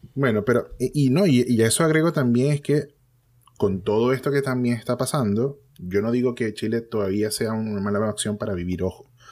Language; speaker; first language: Spanish; native; Spanish